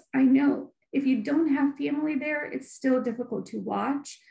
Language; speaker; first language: English; non-native, fluent; Ukrainian